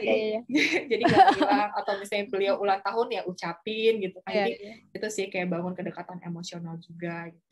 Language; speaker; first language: Indonesian; native; Indonesian